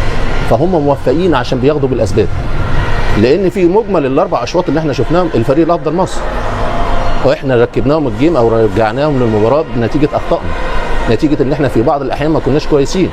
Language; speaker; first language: Arabic; native; Arabic